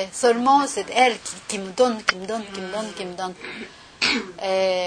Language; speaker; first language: French; non-native, learner; Japanese